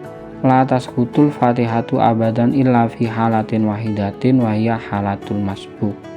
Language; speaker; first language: Arabic; non-native, fluent; Indonesian